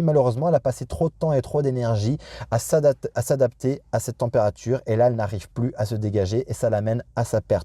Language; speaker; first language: French; native; French